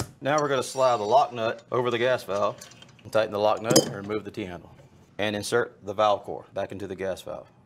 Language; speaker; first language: English; native; English